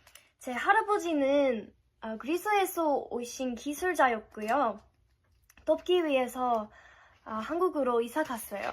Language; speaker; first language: Korean; non-native, fluent; English